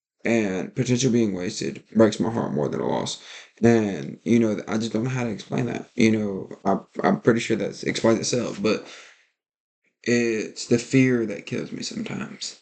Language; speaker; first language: English; native; English